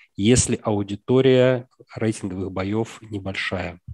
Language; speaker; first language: Russian; native; Russian